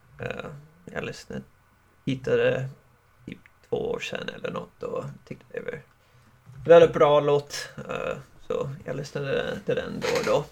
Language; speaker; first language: Swedish; non-native, learner; English